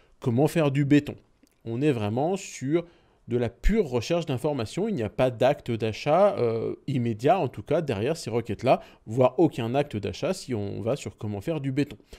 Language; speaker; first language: French; native; French